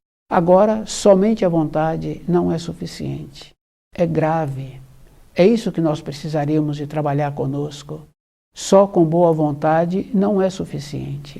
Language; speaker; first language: Portuguese; native; Portuguese